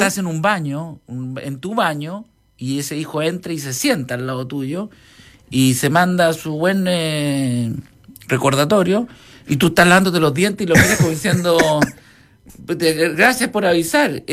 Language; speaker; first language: Spanish; native; Spanish